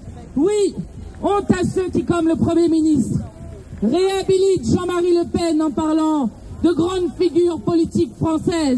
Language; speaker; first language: French; native; French